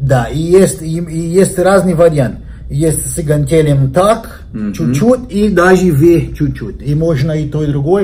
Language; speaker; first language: Russian; non-native, learner; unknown